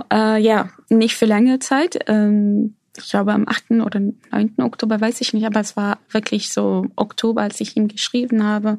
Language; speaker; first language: German; non-native, fluent; Arabic